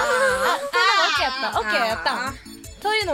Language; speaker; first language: Japanese; native; Japanese